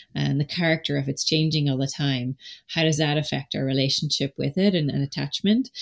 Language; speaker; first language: English; native; English